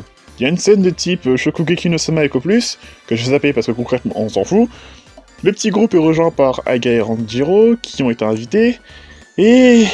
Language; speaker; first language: French; native; French